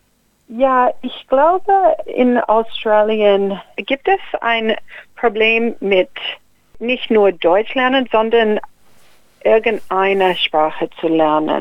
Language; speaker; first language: German; non-native, fluent; English